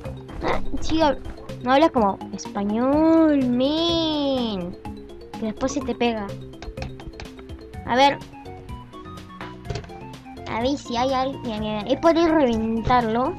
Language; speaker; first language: Spanish; native; Spanish